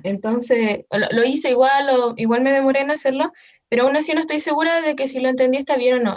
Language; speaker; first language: Spanish; native; Spanish